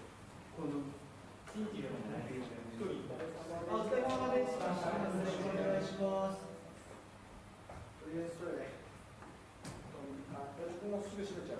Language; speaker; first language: Japanese; native; Japanese